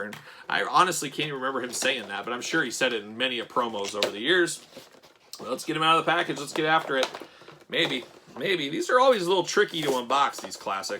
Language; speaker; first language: English; native; English